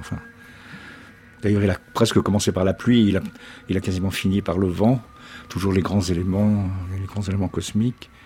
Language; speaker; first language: French; native; French